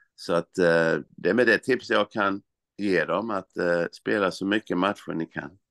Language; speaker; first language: Swedish; native; Swedish